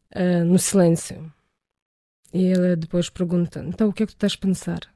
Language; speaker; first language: Portuguese; non-native, fluent; Ukrainian